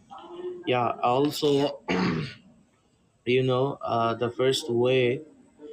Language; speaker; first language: English; non-native, learner; Bangla